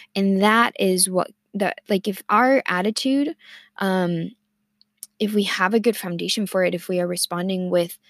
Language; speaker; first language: English; non-native, fluent; Spanish